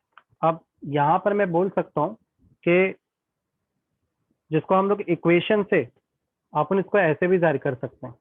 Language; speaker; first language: Hindi; native; Hindi